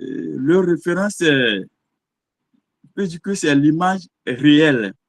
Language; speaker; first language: French; non-native, learner; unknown